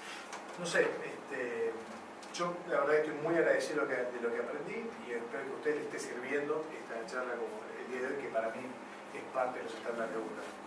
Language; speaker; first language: Spanish; native; Spanish